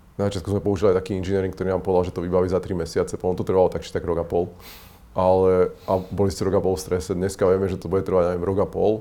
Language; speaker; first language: Slovak; native; Slovak